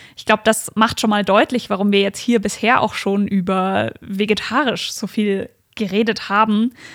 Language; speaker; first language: German; native; German